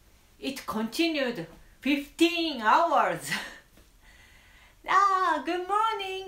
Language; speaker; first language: English; non-native, learner; Japanese